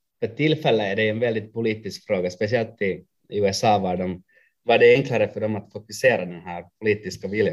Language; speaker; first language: Swedish; non-native, local second language; Finnish